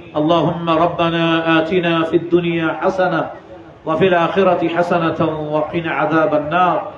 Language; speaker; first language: Bangla; non-native, local second language; Urdu